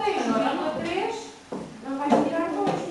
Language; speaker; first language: Portuguese; native; Portuguese